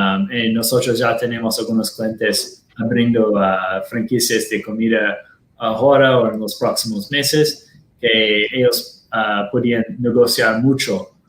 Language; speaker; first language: Spanish; non-native, fluent; Portuguese